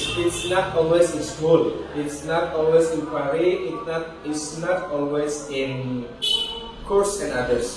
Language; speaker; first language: English; non-native, learner; Indonesian